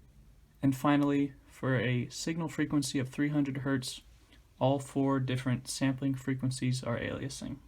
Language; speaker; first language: English; native; English